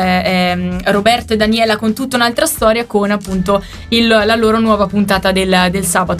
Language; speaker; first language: Italian; native; Italian